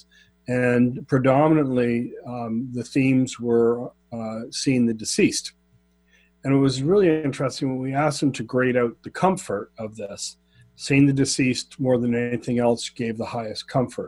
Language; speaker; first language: English; native; English